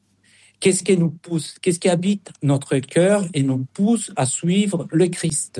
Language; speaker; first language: French; non-native, fluent; Spanish